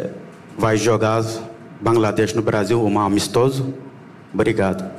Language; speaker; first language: Portuguese; non-native, learner; Bangla